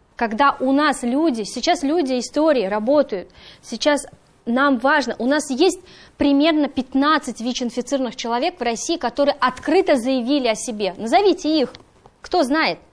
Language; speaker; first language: Russian; native; Russian